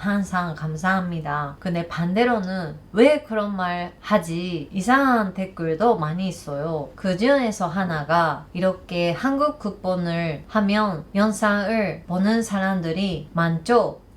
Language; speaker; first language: Korean; non-native, learner; Japanese